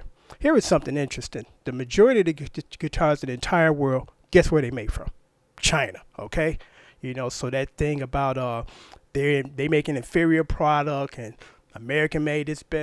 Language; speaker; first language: English; native; English